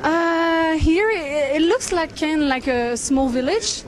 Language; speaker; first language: English; non-native, fluent; French